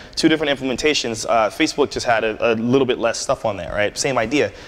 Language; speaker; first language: English; native; English